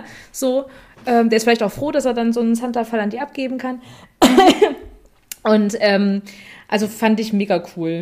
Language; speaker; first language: German; native; German